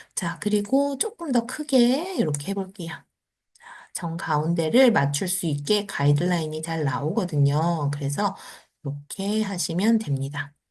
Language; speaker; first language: Korean; native; Korean